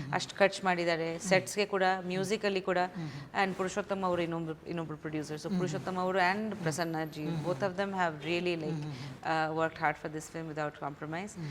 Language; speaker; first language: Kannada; non-native, fluent; Bangla